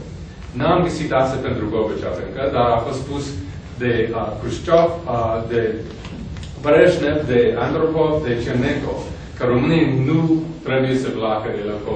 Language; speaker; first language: Romanian; non-native, fluent; English